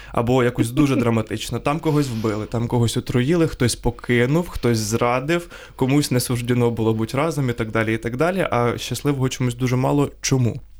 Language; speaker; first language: Ukrainian; native; Ukrainian